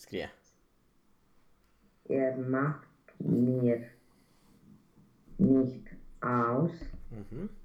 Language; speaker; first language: German; non-native, learner; Romanian